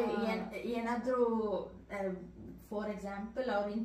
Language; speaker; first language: Kannada; early bilingual, heritage; Kannada